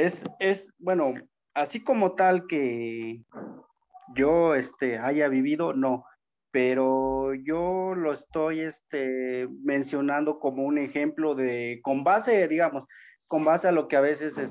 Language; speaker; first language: Spanish; native; Spanish